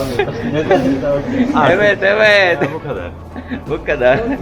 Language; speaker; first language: Turkish; non-native, learner; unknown